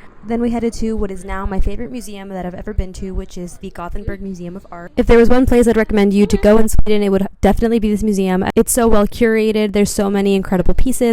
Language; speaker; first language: English; native; English